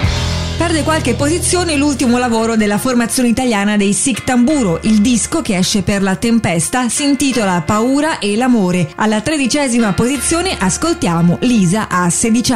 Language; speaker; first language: Italian; native; Italian